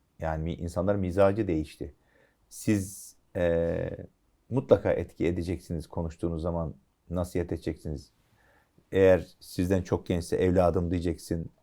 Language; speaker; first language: Turkish; native; Turkish